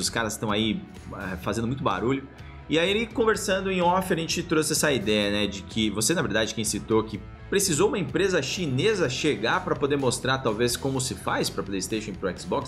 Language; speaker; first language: Portuguese; native; Portuguese